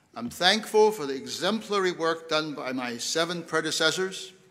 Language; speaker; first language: English; non-native, local second language; Cantonese